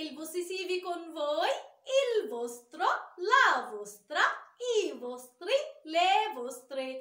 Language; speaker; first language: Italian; non-native, fluent; Arabic